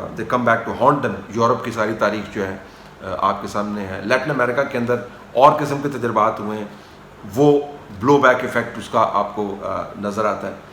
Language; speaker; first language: Urdu; native; Urdu